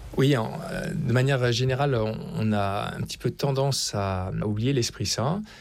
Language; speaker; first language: French; native; French